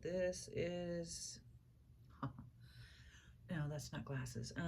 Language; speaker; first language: English; native; English